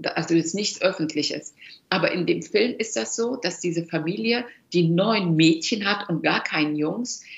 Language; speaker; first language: German; early bilingual, other home language; Persian